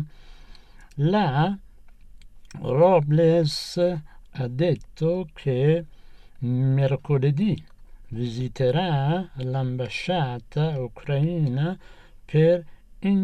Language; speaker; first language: Italian; non-native, fluent; Persian